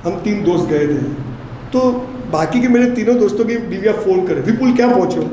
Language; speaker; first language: Hindi; non-native, local second language; Gujarati